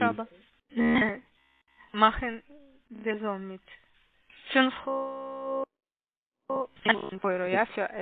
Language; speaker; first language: German; non-native, learner; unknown